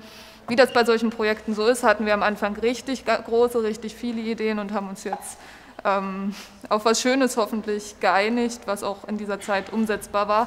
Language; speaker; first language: German; native; German